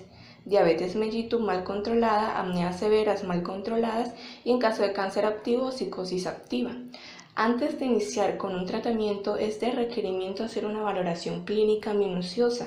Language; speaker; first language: Spanish; native; Spanish